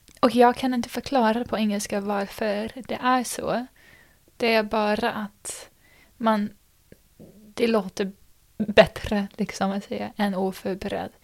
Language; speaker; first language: Swedish; non-native, fluent; English